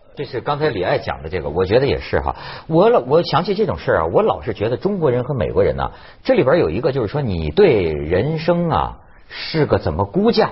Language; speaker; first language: Chinese; native; Chinese